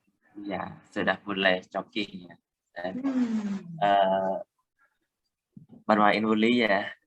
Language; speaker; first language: Indonesian; non-native, learner; Khmer